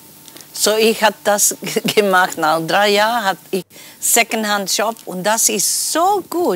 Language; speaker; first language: German; non-native, learner; Polish